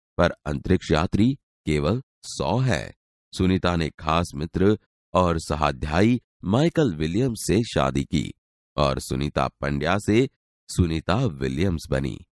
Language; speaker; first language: Hindi; non-native, local second language; Gujarati